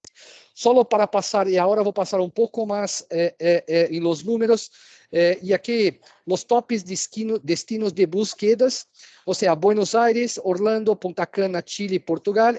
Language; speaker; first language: Spanish; non-native, fluent; Portuguese